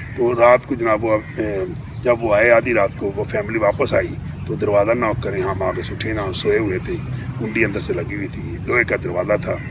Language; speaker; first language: Urdu; non-native, local second language; Punjabi